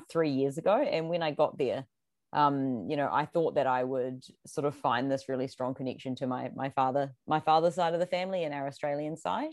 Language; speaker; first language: English; native; English